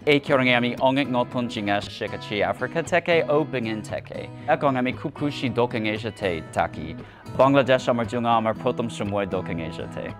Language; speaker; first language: Bangla; non-native, learner; English